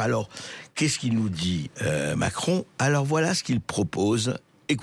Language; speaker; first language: French; native; French